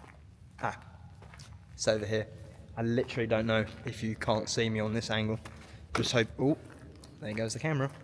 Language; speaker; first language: English; native; English